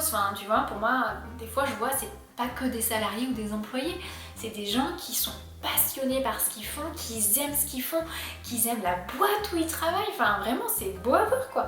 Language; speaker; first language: French; native; French